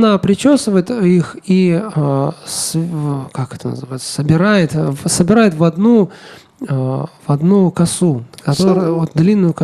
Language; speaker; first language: Russian; native; Russian